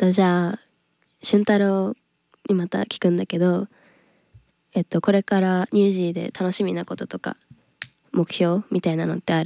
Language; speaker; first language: Japanese; native; Japanese